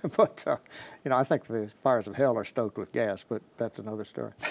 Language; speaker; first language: English; native; English